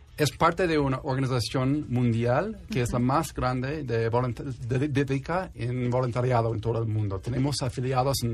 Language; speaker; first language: Spanish; non-native, fluent; English